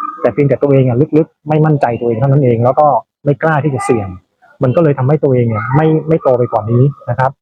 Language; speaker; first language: Thai; native; Thai